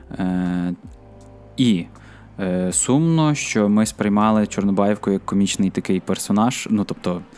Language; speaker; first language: Ukrainian; native; Ukrainian